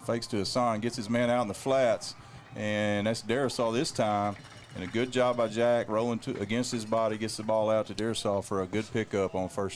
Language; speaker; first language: English; native; English